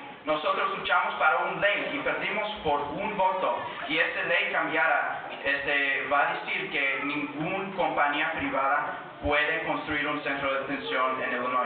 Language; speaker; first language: Spanish; early bilingual, heritage; Spanish